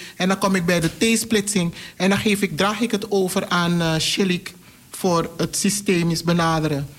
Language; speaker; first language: Dutch; native; Dutch